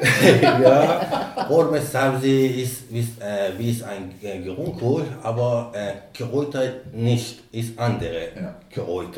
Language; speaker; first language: German; non-native, learner; Persian